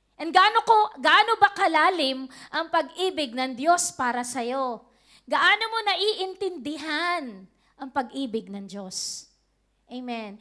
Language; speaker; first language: Filipino; native; Filipino